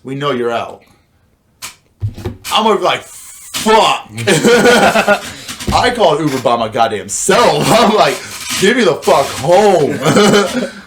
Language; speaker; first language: English; native; English